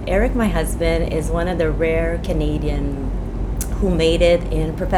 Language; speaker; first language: English; non-native, fluent; French